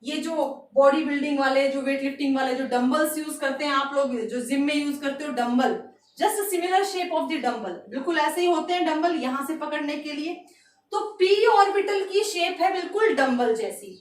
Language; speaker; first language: Hindi; native; Hindi